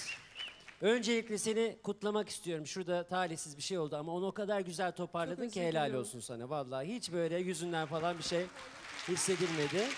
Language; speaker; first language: Turkish; native; Turkish